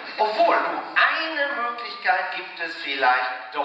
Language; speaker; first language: German; native; German